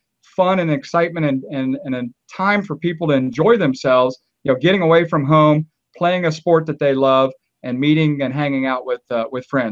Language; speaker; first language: English; native; English